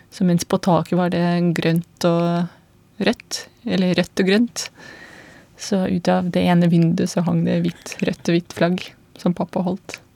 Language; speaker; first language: Norwegian; non-native, fluent; Russian